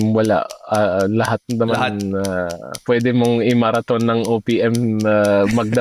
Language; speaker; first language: Filipino; non-native, fluent; Arabic